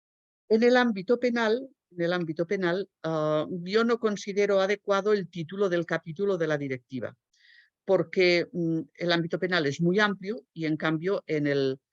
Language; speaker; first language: Spanish; native; Spanish